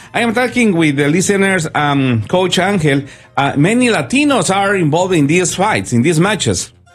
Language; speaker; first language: English; non-native, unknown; Spanish